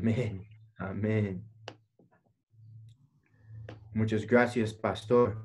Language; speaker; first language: Spanish; non-native, learner; English